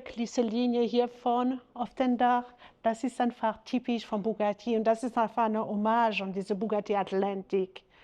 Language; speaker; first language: German; non-native, fluent; French